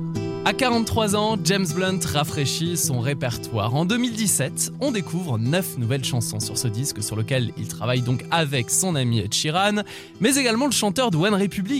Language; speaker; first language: French; native; French